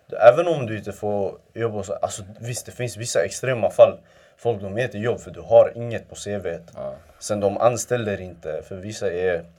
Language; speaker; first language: Swedish; early bilingual, other home language; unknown